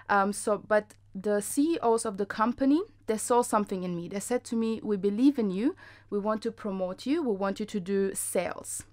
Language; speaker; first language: English; non-native, fluent; German